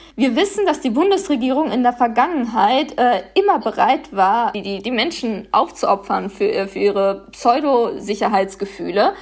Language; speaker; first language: German; non-native, fluent; Persian